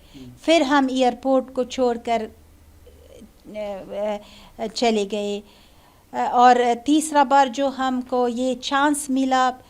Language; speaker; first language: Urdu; non-native, fluent; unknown